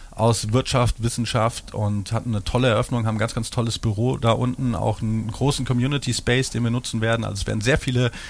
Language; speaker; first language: German; native; German